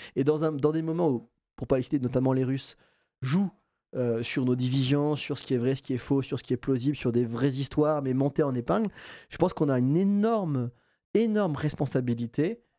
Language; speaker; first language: French; native; French